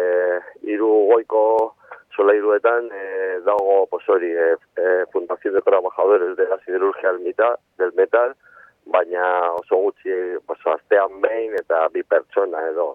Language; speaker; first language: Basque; non-native, local second language; Spanish